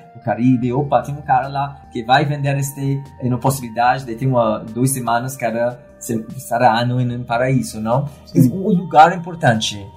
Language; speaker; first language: Portuguese; non-native, fluent; English